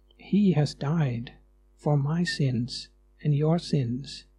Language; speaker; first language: English; non-native, fluent; Swedish